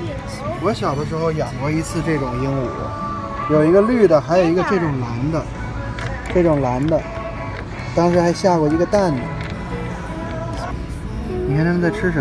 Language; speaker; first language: Chinese; native; Chinese